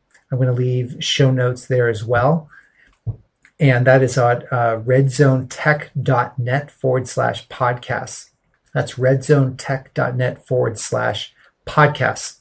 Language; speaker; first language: English; native; English